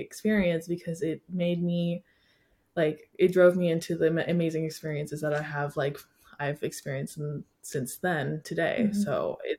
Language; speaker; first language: English; native; English